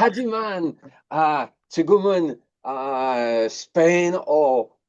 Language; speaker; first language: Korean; non-native, learner; English